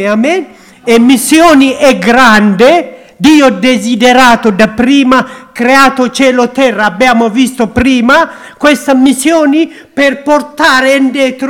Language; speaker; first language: Italian; non-native, learner; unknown